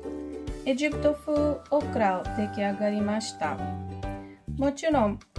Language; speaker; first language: Japanese; non-native, fluent; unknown